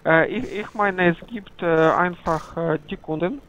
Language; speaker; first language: German; non-native, fluent; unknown